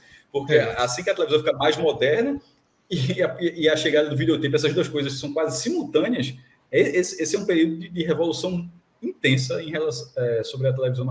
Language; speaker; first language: Portuguese; native; Portuguese